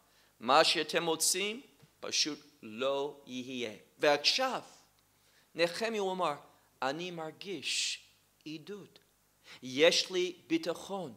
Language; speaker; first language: Hebrew; non-native, fluent; English